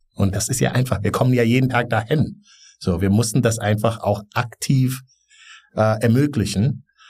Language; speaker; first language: German; non-native, fluent; Wolof